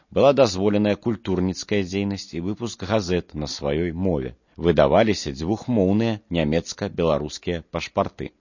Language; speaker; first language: Belarusian; non-native, local second language; Russian